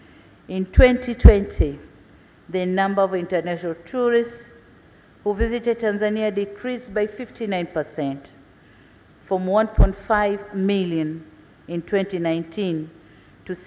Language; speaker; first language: English; non-native, local second language; Swahili